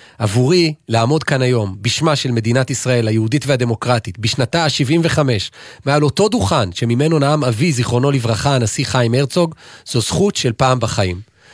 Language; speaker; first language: Hebrew; native; Hebrew